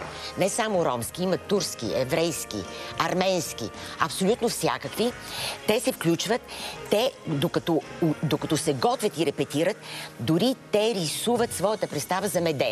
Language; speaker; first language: Bulgarian; native; Bulgarian